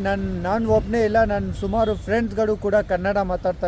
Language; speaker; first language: Kannada; non-native, local second language; Ladakhi